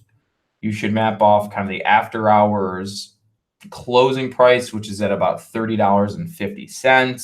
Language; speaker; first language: English; native; English